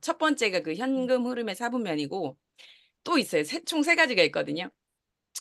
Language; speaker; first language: Korean; native; Korean